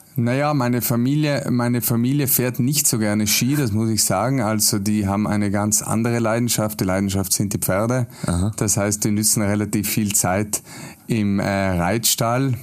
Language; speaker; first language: German; native; German